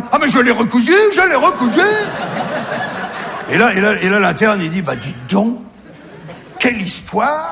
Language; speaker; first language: French; native; French